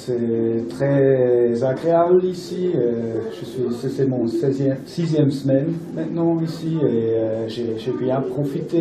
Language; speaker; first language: French; non-native, local second language; German